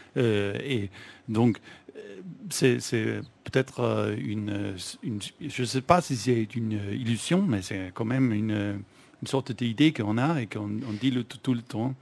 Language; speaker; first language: French; non-native, fluent; Danish